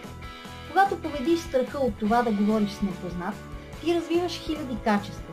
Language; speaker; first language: Bulgarian; native; Bulgarian